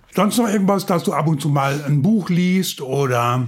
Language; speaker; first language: German; native; German